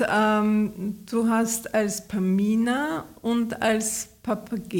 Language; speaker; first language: German; native; German